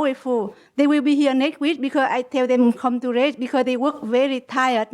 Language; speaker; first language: English; non-native, learner; Vietnamese